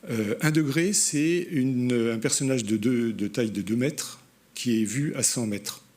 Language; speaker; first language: French; native; French